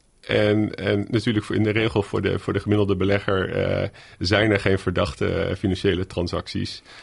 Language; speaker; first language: Dutch; native; Dutch